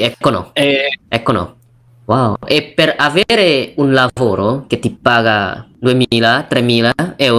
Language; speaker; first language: Italian; non-native, learner; Indonesian